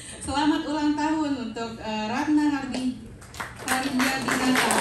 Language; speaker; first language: Indonesian; native; Indonesian